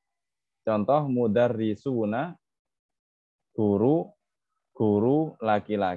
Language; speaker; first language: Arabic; non-native, fluent; Indonesian